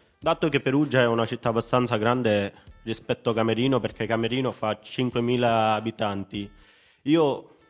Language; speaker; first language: Italian; non-native, fluent; Hindi